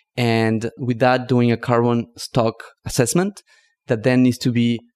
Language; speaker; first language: English; non-native, fluent; Spanish